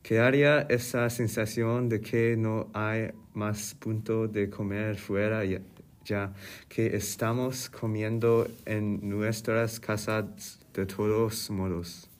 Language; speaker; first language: Spanish; non-native, learner; English